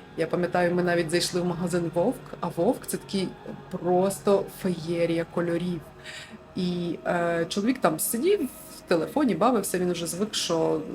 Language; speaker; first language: Ukrainian; non-native, local second language; Russian